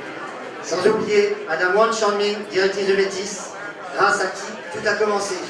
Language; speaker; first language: French; native; French